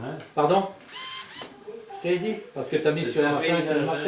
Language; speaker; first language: French; native; French